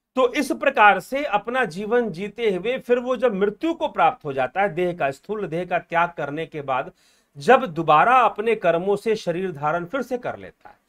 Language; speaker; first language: Hindi; native; Hindi